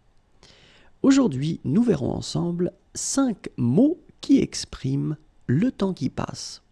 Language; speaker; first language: French; native; French